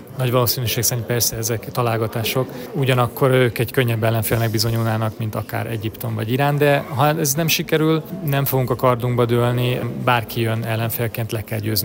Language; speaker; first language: Hungarian; native; Hungarian